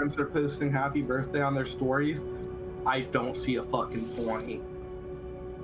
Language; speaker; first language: English; native; English